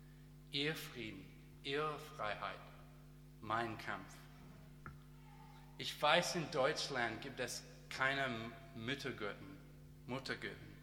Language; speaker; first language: German; non-native, learner; English